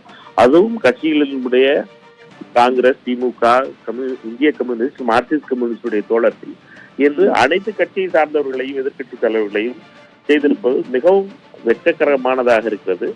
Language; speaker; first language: Tamil; native; Tamil